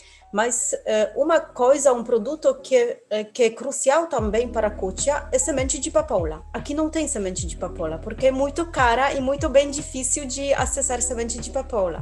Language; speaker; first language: Portuguese; non-native, fluent; Polish